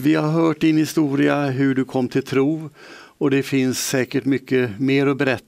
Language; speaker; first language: Swedish; native; Swedish